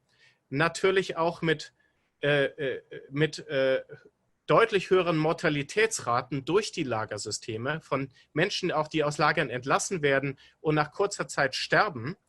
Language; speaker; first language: German; native; German